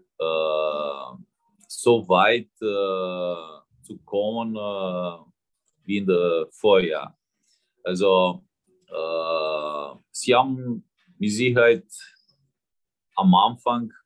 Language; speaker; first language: German; non-native, fluent; Romanian